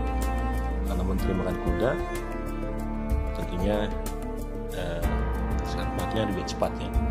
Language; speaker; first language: Indonesian; native; Indonesian